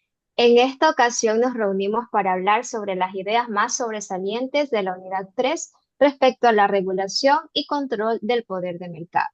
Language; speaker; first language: Spanish; native; Spanish